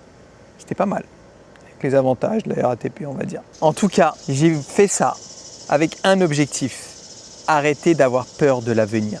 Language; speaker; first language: French; native; French